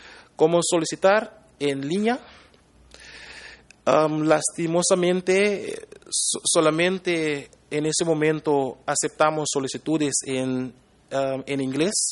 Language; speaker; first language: Spanish; non-native, fluent; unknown